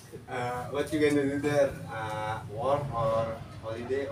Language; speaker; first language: English; non-native, learner; Indonesian